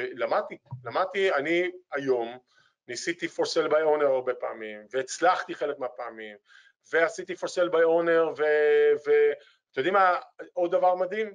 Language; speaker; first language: Hebrew; native; Hebrew